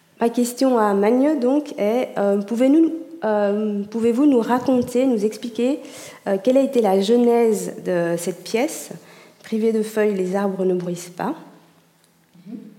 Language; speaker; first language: French; native; French